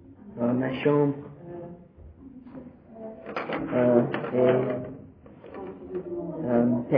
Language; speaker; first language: French; non-native, learner; English